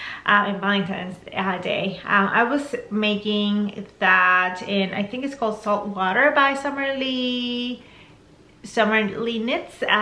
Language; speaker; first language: English; non-native, fluent; Spanish